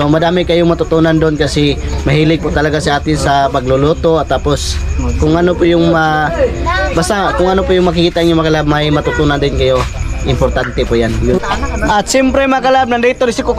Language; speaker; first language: Filipino; non-native, local second language; Cebuano